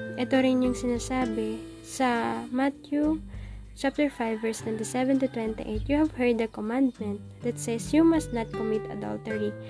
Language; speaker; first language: English; non-native, local second language; Filipino